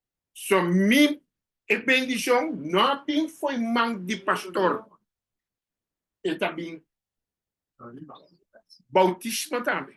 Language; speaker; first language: Portuguese; non-native, learner; Papiamento